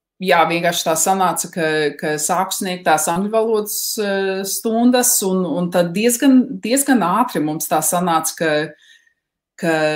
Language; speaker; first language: Latvian; early bilingual, heritage; Latvian